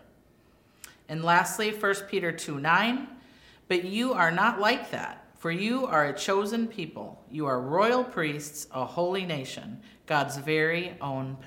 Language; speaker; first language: English; native; English